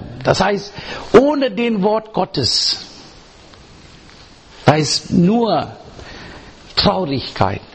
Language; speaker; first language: German; non-native, learner; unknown